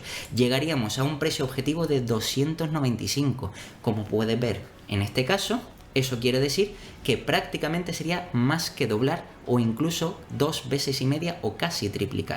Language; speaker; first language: Spanish; native; Spanish